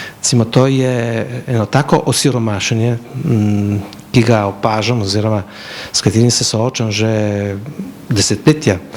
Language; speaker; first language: Slovenian; native; Slovenian